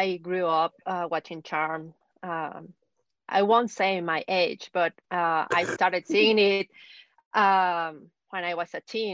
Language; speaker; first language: English; native; English